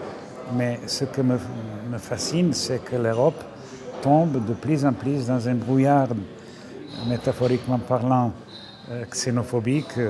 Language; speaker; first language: French; non-native, fluent; Serbian